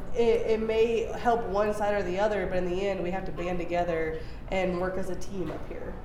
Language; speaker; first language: English; native; English